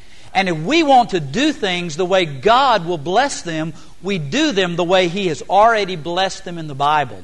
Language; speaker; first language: English; native; English